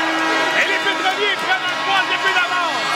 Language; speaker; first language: French; native; French